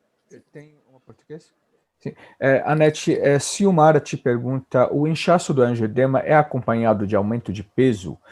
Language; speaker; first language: Portuguese; non-native, fluent; Spanish